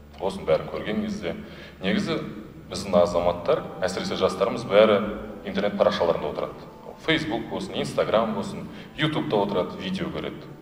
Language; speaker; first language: Kazakh; non-native, local second language; Russian